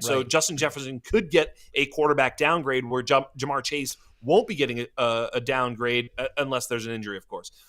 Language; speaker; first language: English; native; English